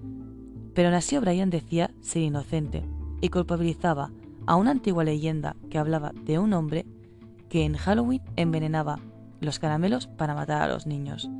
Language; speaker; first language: Spanish; native; Spanish